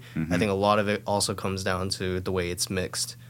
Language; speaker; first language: English; non-native, fluent; Thai